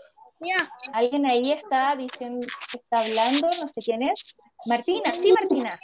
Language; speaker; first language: Spanish; native; Spanish